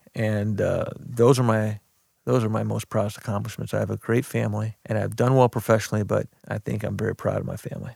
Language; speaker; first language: English; early bilingual, other home language; Arabic